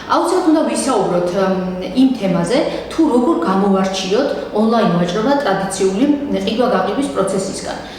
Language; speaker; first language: Georgian; native; Georgian